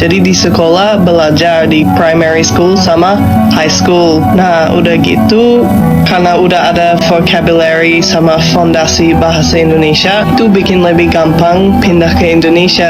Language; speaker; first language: Indonesian; non-native, fluent; English